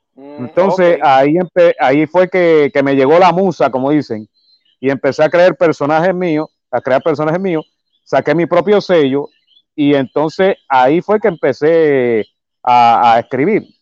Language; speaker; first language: Spanish; native; Spanish